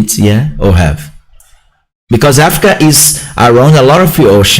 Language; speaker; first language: English; non-native, learner; Portuguese